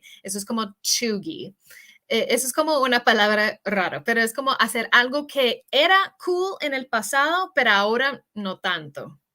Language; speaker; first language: Spanish; non-native, fluent; English